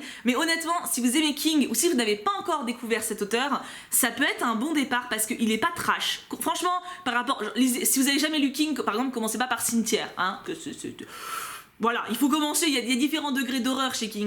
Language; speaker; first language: French; native; French